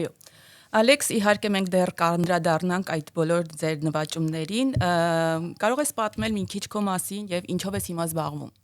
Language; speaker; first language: Armenian; early bilingual, heritage; Armenian